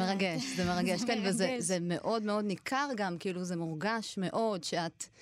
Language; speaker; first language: Hebrew; native; Hebrew